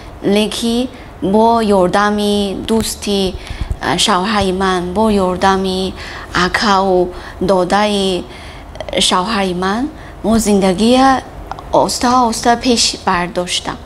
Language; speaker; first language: Persian; non-native, learner; Chinese